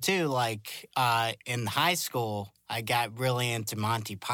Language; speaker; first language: English; native; English